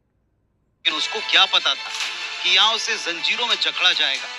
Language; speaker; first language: Hindi; native; Hindi